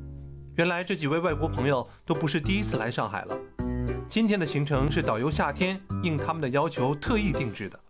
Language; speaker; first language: Chinese; native; Chinese